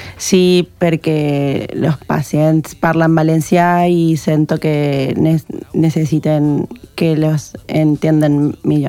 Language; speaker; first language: Catalan; non-native, learner; Spanish